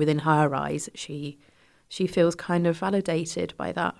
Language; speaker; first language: English; native; English